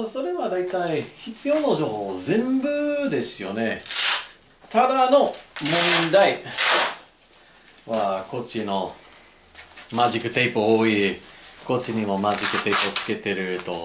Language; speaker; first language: Japanese; non-native, learner; English